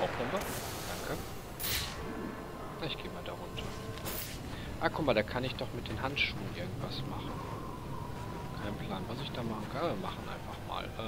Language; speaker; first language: German; native; German